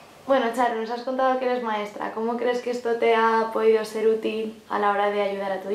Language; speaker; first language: Spanish; native; Spanish